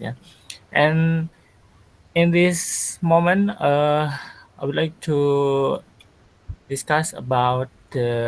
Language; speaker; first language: English; non-native, learner; Sundanese